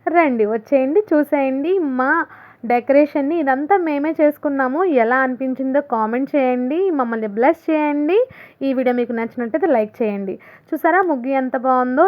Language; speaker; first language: Telugu; non-native, local second language; Urdu